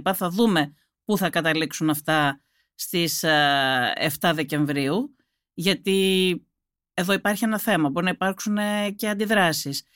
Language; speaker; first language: Greek; native; Greek